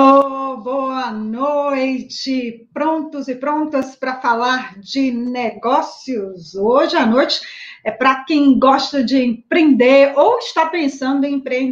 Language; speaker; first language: Portuguese; native; Portuguese